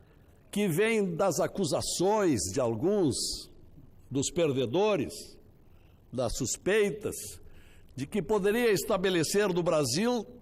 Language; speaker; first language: Portuguese; native; Portuguese